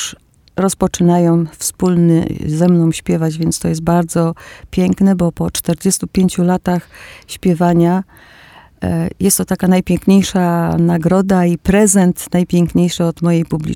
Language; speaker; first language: Polish; early bilingual, other home language; Greek